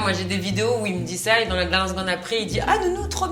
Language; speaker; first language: French; native; French